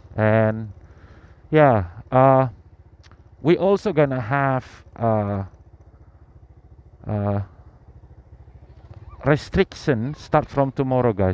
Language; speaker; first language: English; non-native, learner; Indonesian